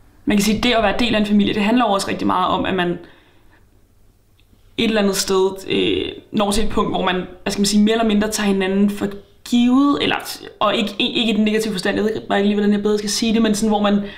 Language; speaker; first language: Danish; native; Danish